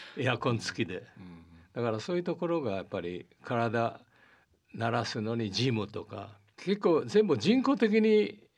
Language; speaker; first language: Japanese; early bilingual, heritage; Portuguese